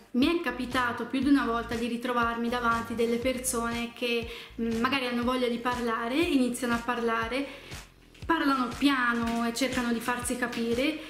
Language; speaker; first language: Italian; native; Italian